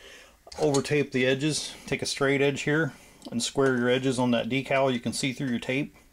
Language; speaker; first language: English; native; English